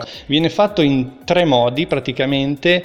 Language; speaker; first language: Italian; native; Italian